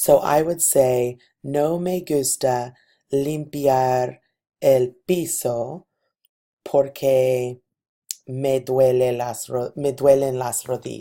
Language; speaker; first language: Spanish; non-native, fluent; English